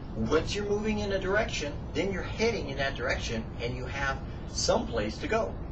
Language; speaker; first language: English; native; English